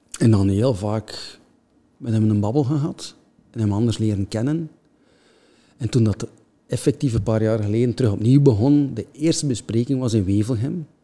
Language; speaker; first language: Dutch; native; Dutch